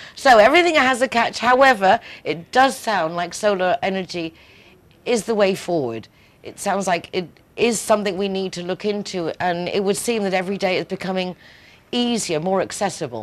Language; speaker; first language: English; native; English